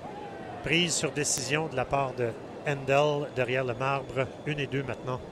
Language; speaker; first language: French; native; French